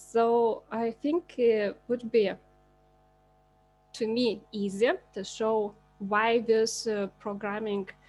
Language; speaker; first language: English; non-native, learner; Lithuanian